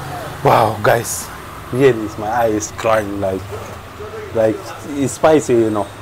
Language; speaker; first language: Hindi; non-native, learner; Arabic